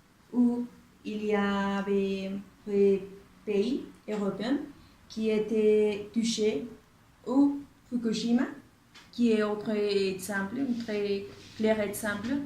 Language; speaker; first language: French; non-native, learner; Spanish